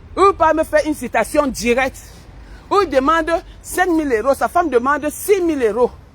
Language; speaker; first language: French; non-native, local second language; Basaa